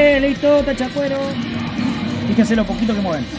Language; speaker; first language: Spanish; native; Spanish